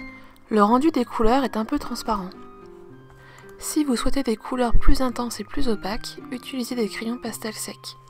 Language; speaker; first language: French; native; French